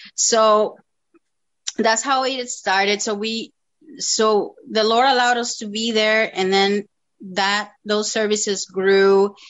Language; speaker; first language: English; non-native, fluent; Spanish